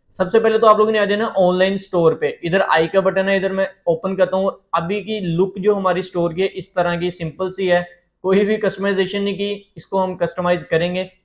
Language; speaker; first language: Urdu; native; Urdu